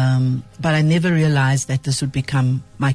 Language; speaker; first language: English; native; English